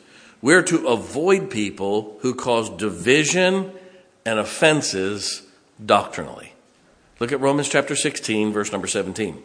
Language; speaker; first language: English; native; English